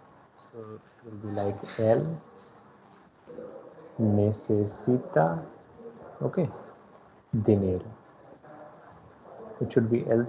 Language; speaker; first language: Spanish; non-native, fluent; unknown